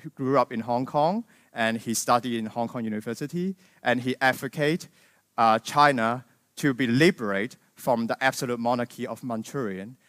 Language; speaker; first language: English; non-native, local second language; Cantonese